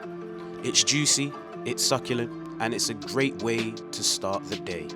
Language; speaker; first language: English; native; English